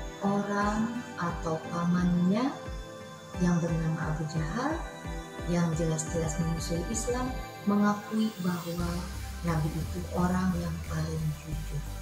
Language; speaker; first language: Indonesian; native; Indonesian